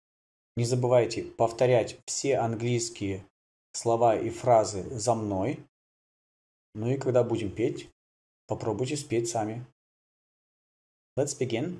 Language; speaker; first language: Russian; native; Russian